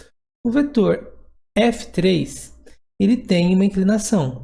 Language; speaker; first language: Portuguese; native; Portuguese